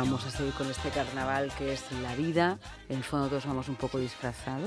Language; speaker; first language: Spanish; native; Spanish